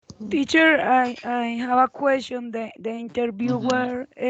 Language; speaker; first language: English; non-native, learner; Spanish